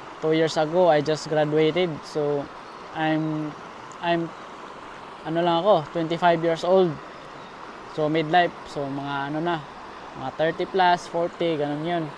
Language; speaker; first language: Filipino; non-native, local second language; Cebuano